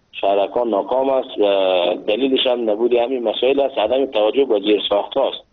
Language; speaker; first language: Persian; native; Persian